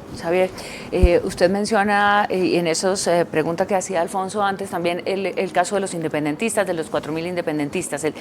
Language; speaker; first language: Spanish; native; Spanish